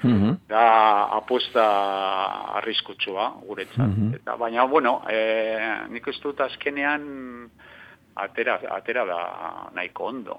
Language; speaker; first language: Basque; non-native, local second language; Spanish